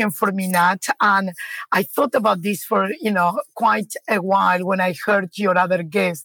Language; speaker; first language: English; non-native, fluent; Spanish